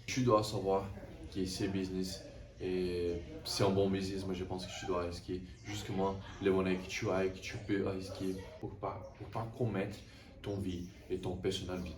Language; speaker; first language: French; non-native, learner; Portuguese